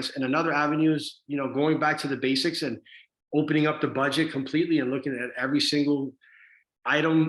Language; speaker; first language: English; early bilingual, other home language; Spanish